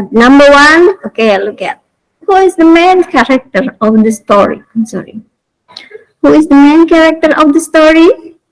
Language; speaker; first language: English; non-native, learner; Indonesian